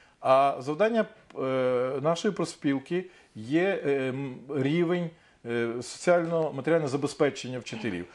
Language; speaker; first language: Ukrainian; native; Ukrainian